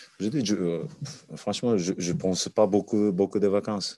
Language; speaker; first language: French; non-native, learner; Japanese